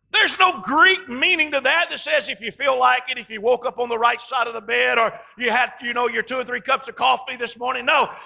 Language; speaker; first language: English; native; English